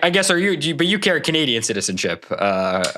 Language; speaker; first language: English; native; English